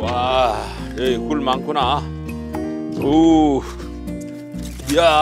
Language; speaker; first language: Korean; native; Korean